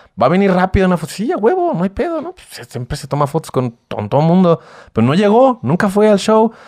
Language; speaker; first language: Spanish; native; Spanish